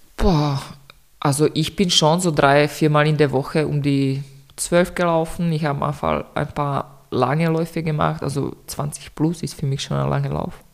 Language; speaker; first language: German; non-native, fluent; Czech